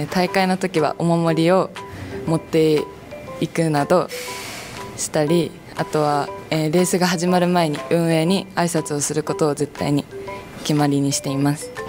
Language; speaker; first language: Japanese; native; Japanese